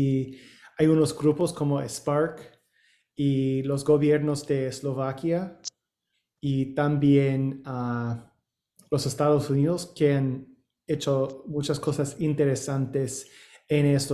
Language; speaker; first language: Spanish; non-native, learner; English